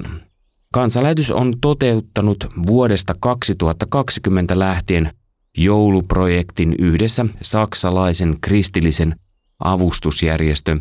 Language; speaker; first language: Finnish; native; Finnish